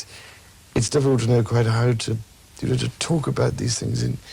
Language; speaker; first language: English; native; English